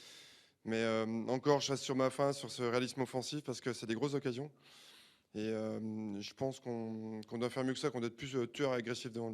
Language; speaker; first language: French; native; French